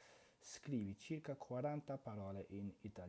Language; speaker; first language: Italian; non-native, fluent; English